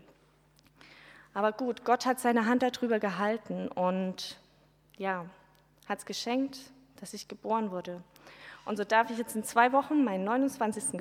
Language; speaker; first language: German; native; German